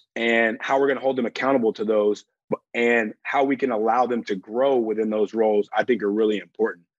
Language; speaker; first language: English; native; English